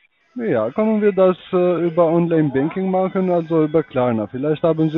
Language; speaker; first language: German; non-native, learner; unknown